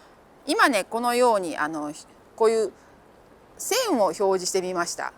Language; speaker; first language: Japanese; native; Japanese